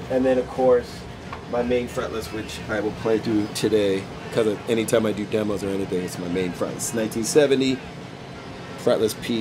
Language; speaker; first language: English; native; English